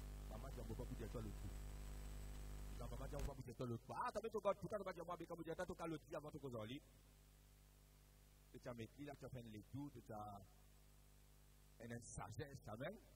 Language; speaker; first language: French; non-native, local second language; Morisyen